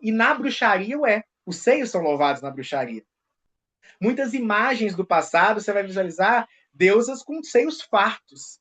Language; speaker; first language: Portuguese; native; Portuguese